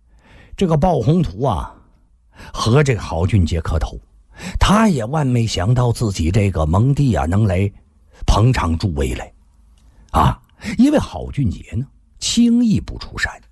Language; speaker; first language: Chinese; native; Chinese